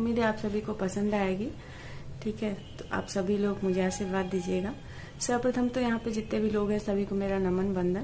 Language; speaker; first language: Hindi; native; Hindi